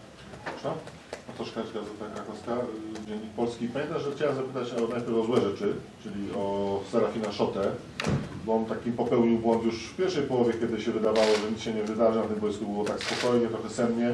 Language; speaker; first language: Polish; native; Polish